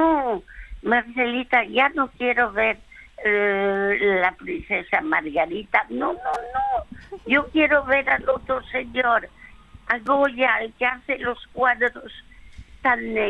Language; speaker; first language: Spanish; early bilingual, other home language; French